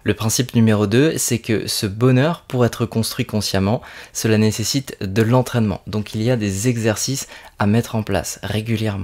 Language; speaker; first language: French; native; French